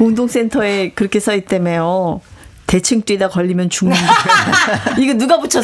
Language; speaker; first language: Korean; native; Korean